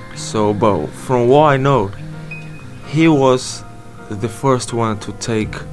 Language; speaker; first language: English; non-native, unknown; Portuguese